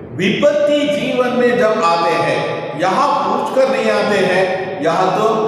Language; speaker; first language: Hindi; non-native, local second language; Kannada